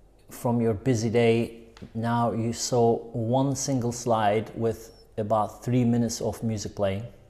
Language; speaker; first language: English; non-native, fluent; Turkish